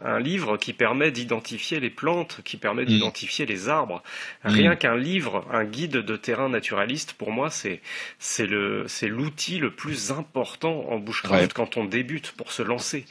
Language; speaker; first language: French; native; French